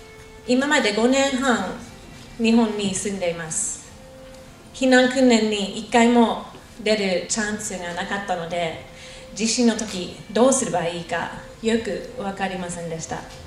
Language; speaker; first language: Japanese; non-native, fluent; English